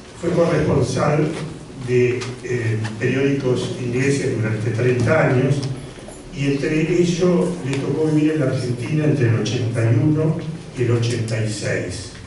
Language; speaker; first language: Spanish; native; Spanish